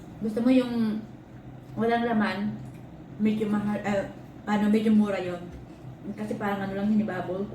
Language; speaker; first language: Filipino; non-native, local second language; Waray